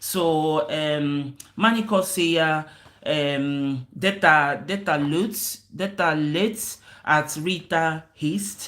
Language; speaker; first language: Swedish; non-native, learner; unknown